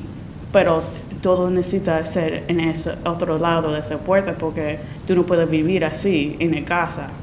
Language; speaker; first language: Spanish; early bilingual, heritage; Spanish